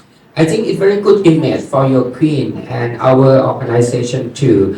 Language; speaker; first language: English; non-native, learner; Thai